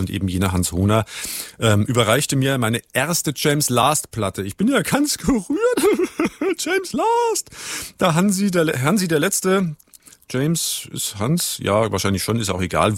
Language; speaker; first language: German; native; German